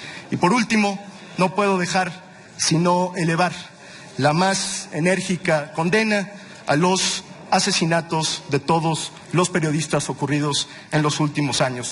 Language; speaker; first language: Spanish; native; Spanish